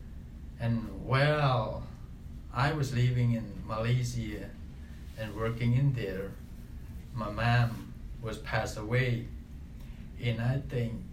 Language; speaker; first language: English; non-native, learner; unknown